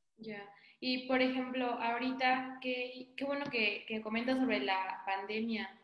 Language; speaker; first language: Spanish; native; Spanish